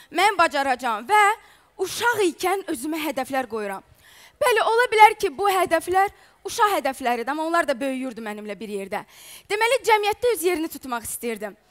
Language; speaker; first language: Azerbaijani; non-native, fluent; Ukrainian